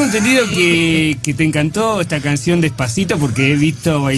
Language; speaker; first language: Spanish; native; Spanish